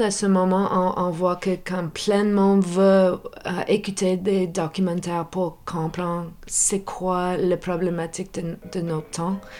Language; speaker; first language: French; non-native, local second language; English